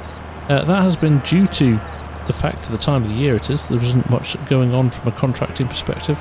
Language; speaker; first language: English; native; English